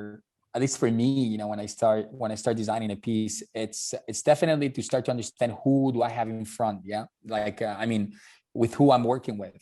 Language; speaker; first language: English; non-native, fluent; Spanish